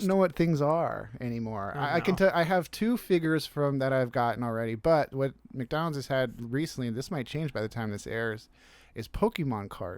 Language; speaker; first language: English; native; English